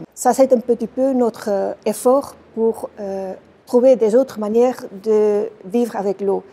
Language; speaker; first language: French; non-native, fluent; Dutch